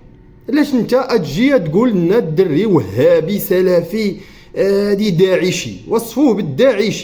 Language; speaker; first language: Arabic; native; Arabic